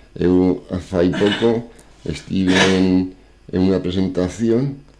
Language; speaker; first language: Galician; non-native, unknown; Spanish